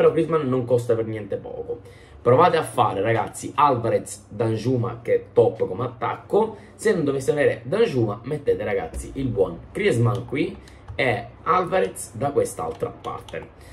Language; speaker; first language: Italian; native; Italian